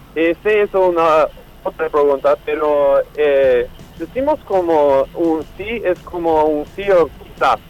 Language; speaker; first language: Spanish; non-native, learner; English